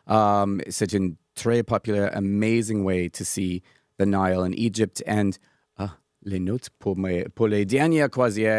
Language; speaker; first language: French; non-native, learner; English